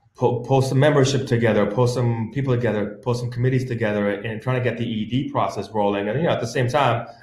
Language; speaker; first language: English; native; English